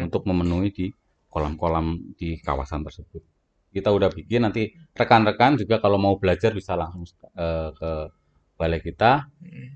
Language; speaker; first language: Indonesian; non-native, local second language; Javanese